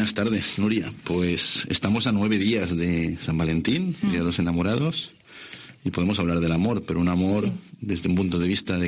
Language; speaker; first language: Spanish; native; Spanish